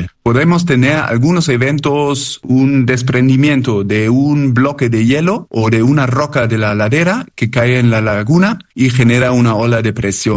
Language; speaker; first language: Spanish; native; Spanish